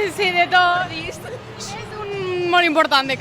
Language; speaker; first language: Catalan; non-native, local second language; Spanish